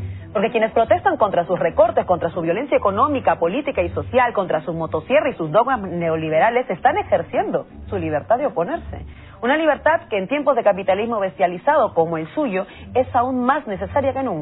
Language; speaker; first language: Spanish; native; Spanish